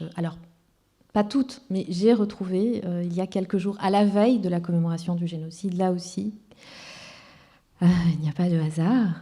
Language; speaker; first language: French; non-native, local second language; Kinyarwanda